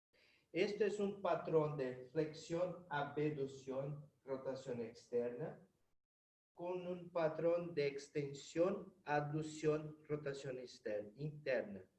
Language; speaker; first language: Spanish; non-native, fluent; Portuguese